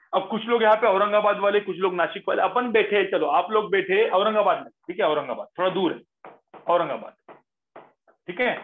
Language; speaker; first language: Hindi; non-native, local second language; Marathi